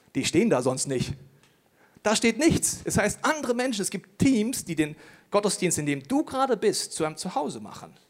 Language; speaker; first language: German; native; German